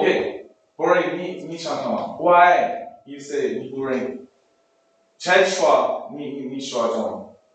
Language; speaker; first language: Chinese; non-native, learner; English